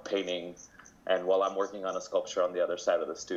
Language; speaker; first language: English; early bilingual, other home language; Spanish